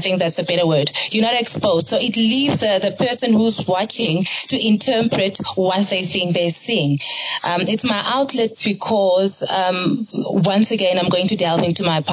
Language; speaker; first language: English; non-native, local second language; Zulu